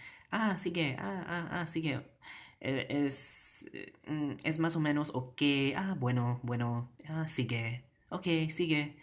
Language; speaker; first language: Spanish; non-native, learner; Cebuano